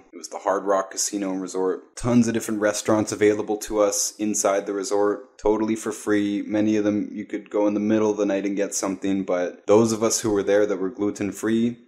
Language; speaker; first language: English; native; English